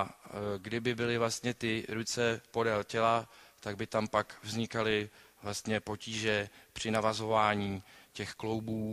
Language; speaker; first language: Czech; native; Czech